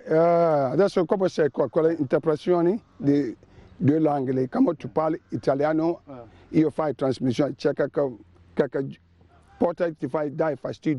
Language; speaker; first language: Italian; non-native, learner; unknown